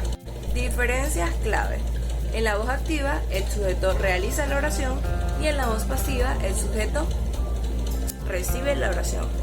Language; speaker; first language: Spanish; native; Spanish